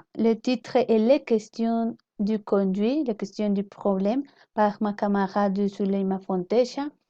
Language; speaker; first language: French; non-native, learner; Spanish